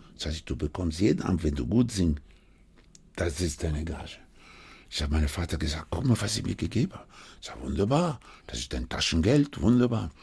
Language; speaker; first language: German; non-native, fluent; Spanish